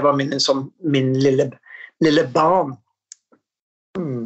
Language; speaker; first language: Norwegian; non-native, fluent; English